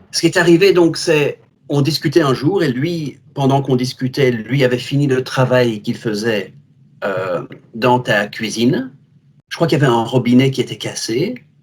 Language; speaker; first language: French; native; French